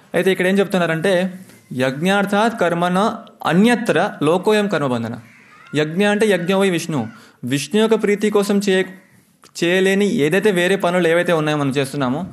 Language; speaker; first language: Telugu; native; Telugu